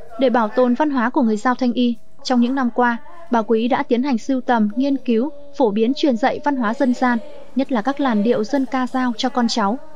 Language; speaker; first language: Vietnamese; native; Vietnamese